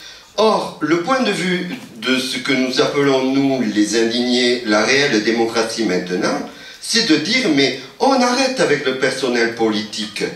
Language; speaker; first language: French; native; French